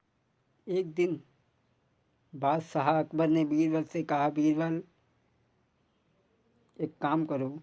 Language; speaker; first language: Hindi; native; Hindi